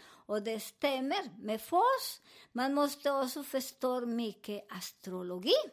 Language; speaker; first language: Swedish; non-native, learner; Spanish